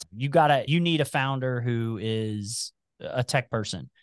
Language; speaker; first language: English; native; English